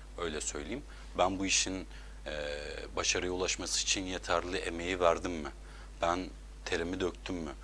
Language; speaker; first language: Turkish; native; Turkish